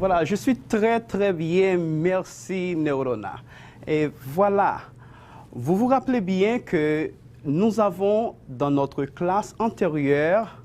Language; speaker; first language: French; non-native, fluent; Spanish